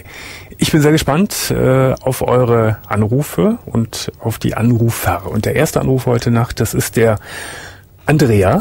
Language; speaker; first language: German; native; German